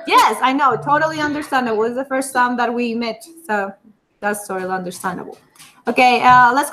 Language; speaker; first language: English; non-native, fluent; Spanish